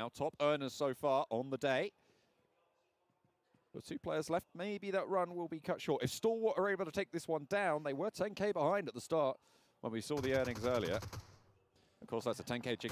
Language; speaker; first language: English; native; English